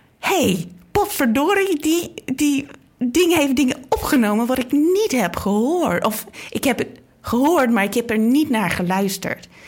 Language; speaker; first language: Dutch; non-native, fluent; English